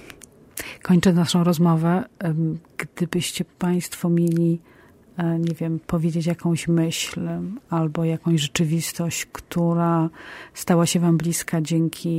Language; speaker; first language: Polish; native; Polish